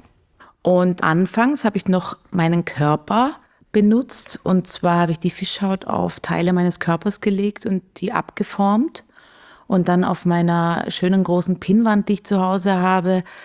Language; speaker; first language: German; native; German